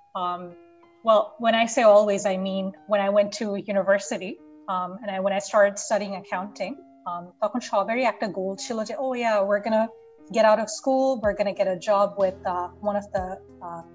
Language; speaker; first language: English; non-native, local second language; Bangla